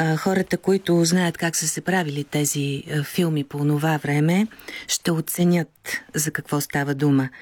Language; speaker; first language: Bulgarian; native; Bulgarian